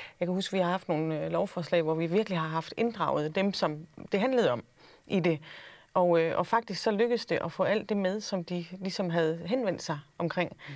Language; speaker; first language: Danish; native; Danish